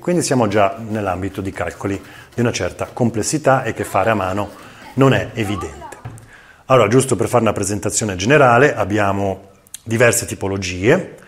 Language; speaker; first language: Italian; native; Italian